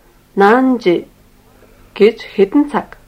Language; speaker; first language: Mongolian; native; Mongolian